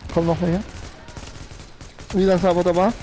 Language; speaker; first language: German; native; German